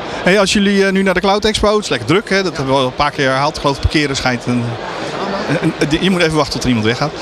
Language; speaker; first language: Dutch; native; Dutch